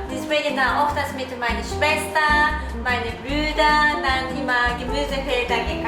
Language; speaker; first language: German; non-native, learner; Japanese